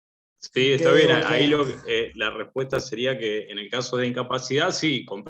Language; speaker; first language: Spanish; native; Spanish